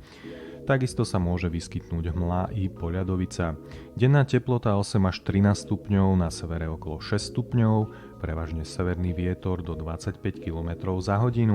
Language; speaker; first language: Slovak; native; Slovak